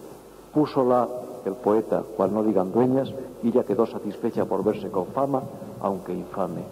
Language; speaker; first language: Spanish; native; Spanish